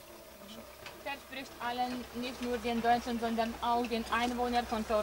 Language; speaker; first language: German; non-native, fluent; Lithuanian